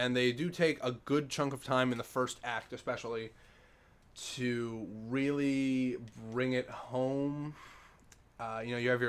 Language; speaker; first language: English; native; English